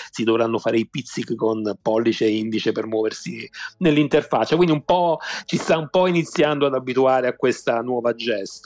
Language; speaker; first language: Italian; native; Italian